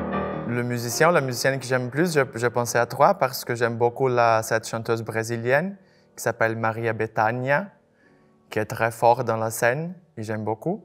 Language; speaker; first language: French; non-native, fluent; Portuguese